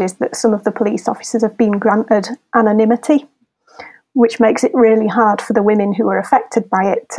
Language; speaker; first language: English; native; English